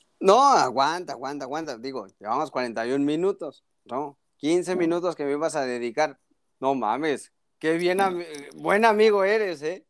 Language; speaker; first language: Spanish; native; Spanish